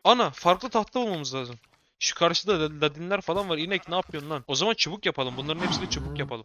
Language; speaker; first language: Turkish; native; Turkish